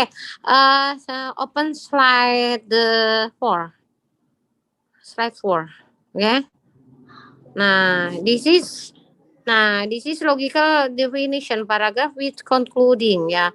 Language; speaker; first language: English; non-native, learner; Indonesian